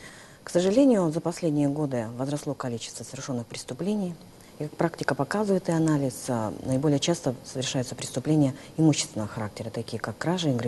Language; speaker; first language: Russian; native; Russian